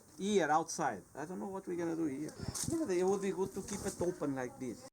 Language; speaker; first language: English; non-native, fluent; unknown